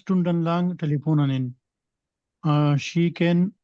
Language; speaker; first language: German; non-native, learner; Urdu